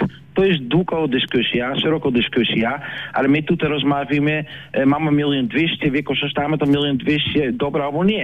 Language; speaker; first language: Polish; non-native, learner; Dutch